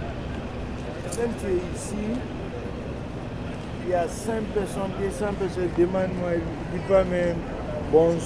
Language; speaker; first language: French; non-native, learner; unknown